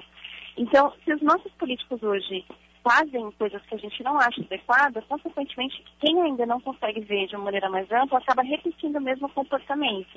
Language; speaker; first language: Portuguese; native; Portuguese